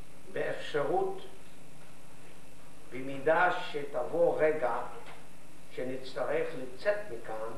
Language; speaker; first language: Hebrew; non-native, fluent; Yiddish